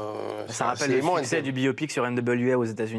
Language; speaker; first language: French; native; French